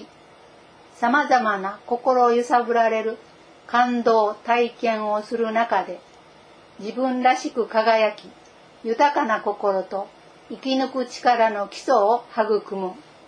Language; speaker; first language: Japanese; native; Japanese